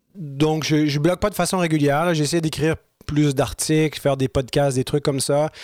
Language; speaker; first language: French; native; French